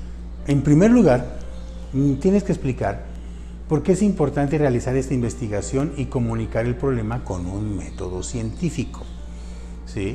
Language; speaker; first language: Spanish; native; Spanish